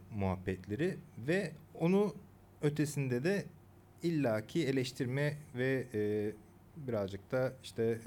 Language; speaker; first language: Turkish; early bilingual, other home language; Korean